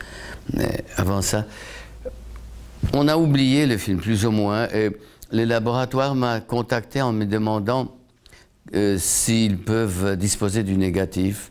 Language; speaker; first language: French; non-native, fluent; Polish